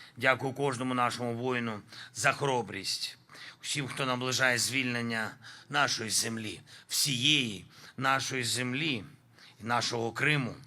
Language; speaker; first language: Ukrainian; non-native, local second language; Russian